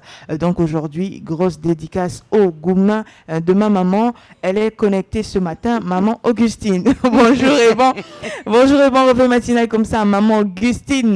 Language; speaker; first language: French; native; French